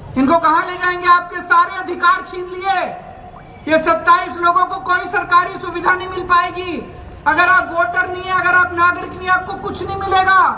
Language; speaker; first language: Hindi; native; Hindi